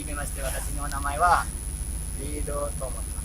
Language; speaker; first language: Japanese; non-native, learner; Indonesian